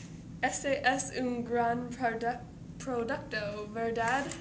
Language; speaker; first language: Spanish; non-native, learner; English